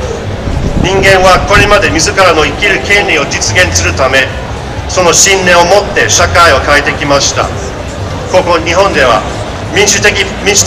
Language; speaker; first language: Japanese; non-native, fluent; English